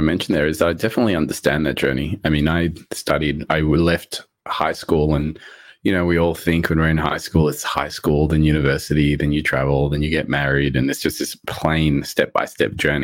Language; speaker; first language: English; early bilingual, other home language; Morisyen